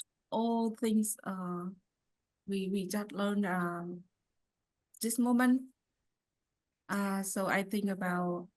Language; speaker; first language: English; non-native, learner; Vietnamese